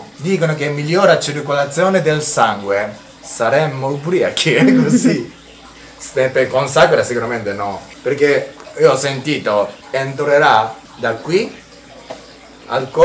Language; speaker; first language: Italian; non-native, learner; Japanese